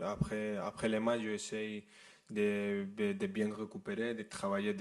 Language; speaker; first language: French; non-native, fluent; Spanish